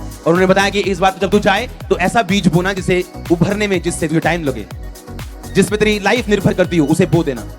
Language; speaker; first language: Hindi; non-native, local second language; Punjabi